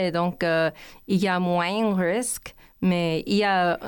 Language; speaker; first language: French; non-native, learner; English